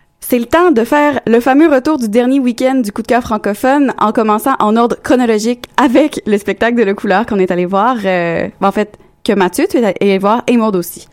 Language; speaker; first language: French; native; French